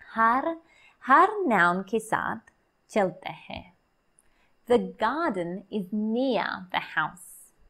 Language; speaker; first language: Hindi; non-native, learner; English